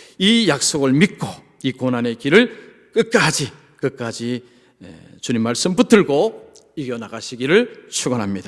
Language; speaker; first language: Korean; native; Korean